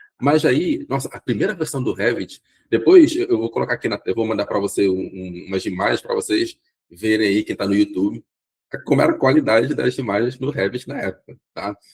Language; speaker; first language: Portuguese; non-native, local second language; Kabuverdianu